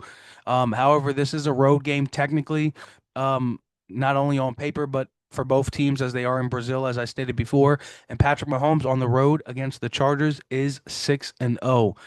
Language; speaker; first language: English; native; English